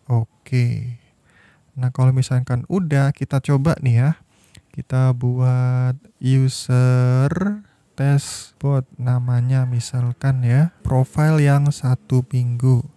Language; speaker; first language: Indonesian; native; Indonesian